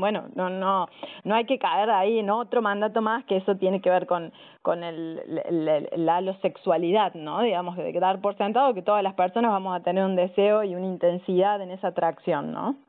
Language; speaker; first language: Spanish; native; Spanish